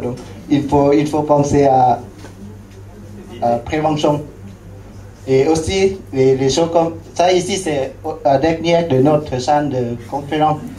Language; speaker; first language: French; non-native, learner; Lao